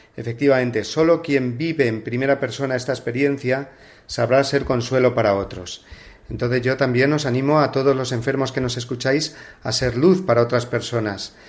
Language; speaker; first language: Spanish; native; Spanish